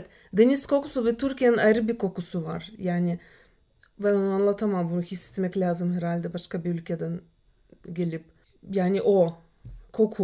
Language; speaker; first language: Turkish; non-native, fluent; Russian